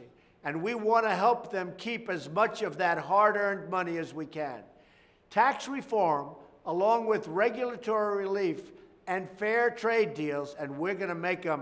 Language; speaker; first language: English; native; English